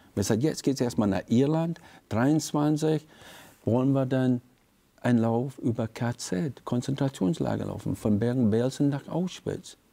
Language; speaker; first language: German; non-native, fluent; English